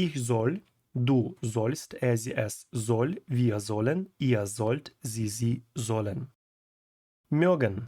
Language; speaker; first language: German; non-native, fluent; Ukrainian